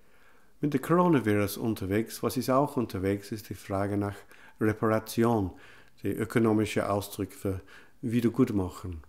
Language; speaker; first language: German; non-native, fluent; English